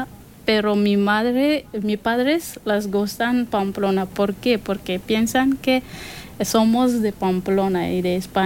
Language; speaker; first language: Spanish; non-native, learner; Persian